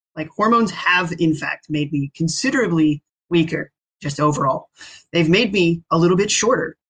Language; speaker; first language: English; native; English